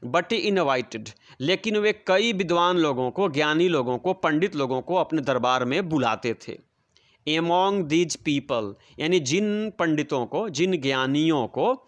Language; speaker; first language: Hindi; non-native, local second language; Bhojpuri